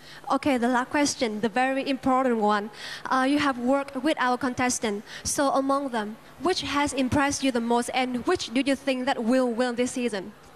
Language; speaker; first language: English; non-native, fluent; Vietnamese